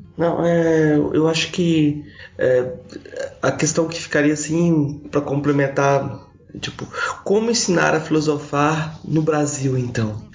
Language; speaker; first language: Portuguese; native; Portuguese